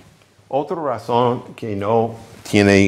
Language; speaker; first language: Spanish; non-native, fluent; English